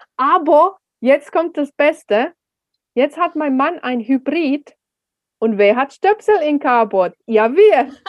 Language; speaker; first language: German; non-native, fluent; Finnish